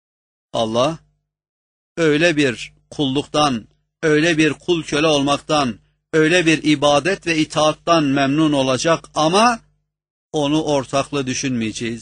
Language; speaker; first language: Turkish; native; Turkish